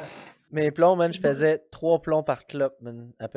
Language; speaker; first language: French; native; French